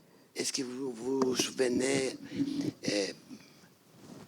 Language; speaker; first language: French; non-native, fluent; Greek